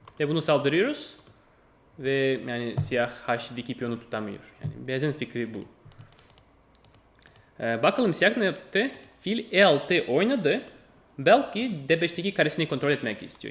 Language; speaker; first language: Turkish; non-native, fluent; Russian